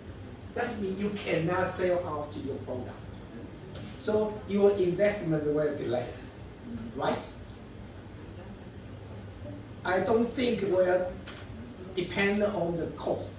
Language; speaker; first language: English; non-native, learner; Chinese